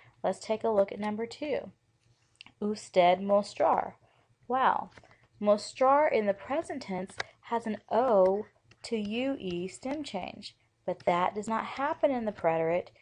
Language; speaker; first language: English; native; English